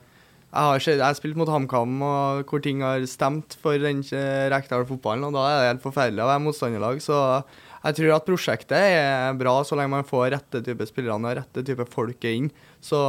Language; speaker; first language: Norwegian; native; Norwegian